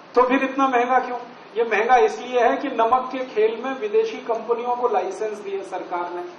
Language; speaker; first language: Hindi; native; Hindi